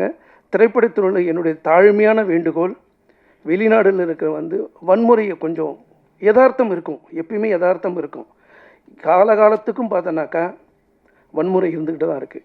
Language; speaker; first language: Tamil; native; Tamil